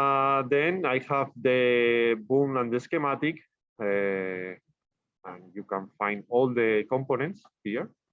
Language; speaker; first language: English; non-native, learner; Spanish